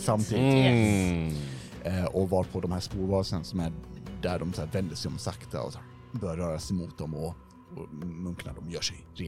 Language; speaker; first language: Swedish; native; Swedish